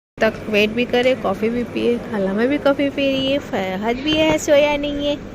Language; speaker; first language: Hindi; native; Hindi